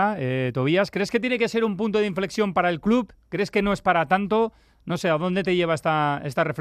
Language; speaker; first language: Spanish; native; Spanish